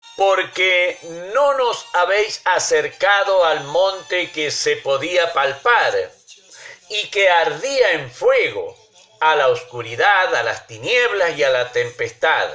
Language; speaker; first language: Spanish; native; Spanish